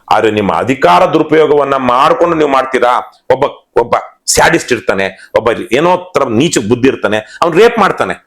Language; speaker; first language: Kannada; native; Kannada